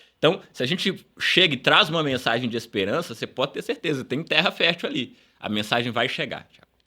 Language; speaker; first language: Portuguese; early bilingual, other home language; Upper Guinea Crioulo